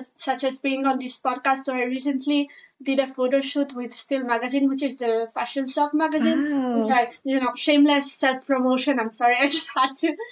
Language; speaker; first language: English; non-native, fluent; Spanish